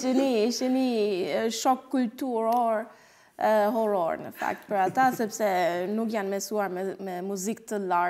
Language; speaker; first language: Albanian; non-native, fluent; German